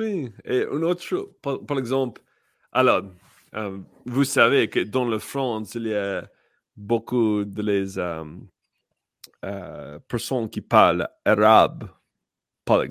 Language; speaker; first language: French; non-native, learner; English